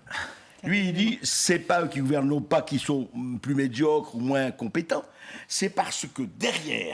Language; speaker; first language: French; native; French